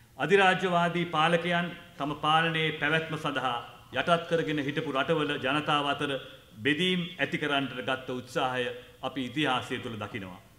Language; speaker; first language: Sinhala; non-native, local second language; Tamil